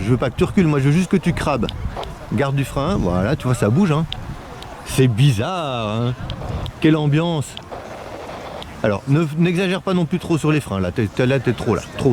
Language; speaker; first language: French; native; French